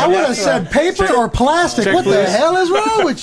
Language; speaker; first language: English; native; English